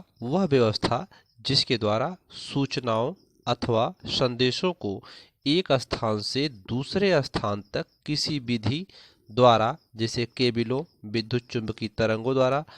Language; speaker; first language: Hindi; native; Hindi